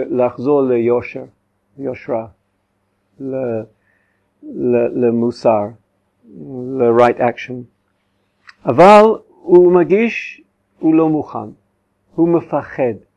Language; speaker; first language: Hebrew; non-native, fluent; English